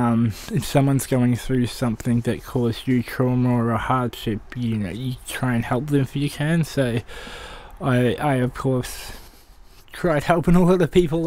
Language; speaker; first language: English; native; English